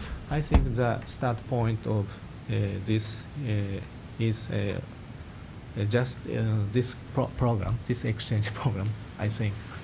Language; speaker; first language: English; non-native, fluent; Japanese